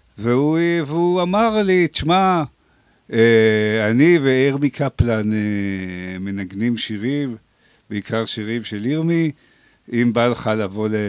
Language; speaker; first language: Hebrew; native; Hebrew